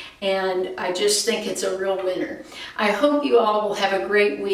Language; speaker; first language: English; native; English